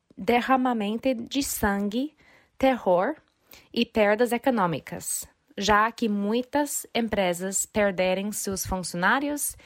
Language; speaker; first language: Portuguese; non-native, fluent; English